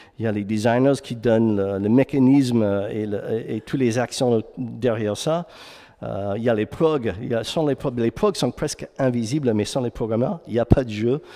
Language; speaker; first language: French; non-native, fluent; English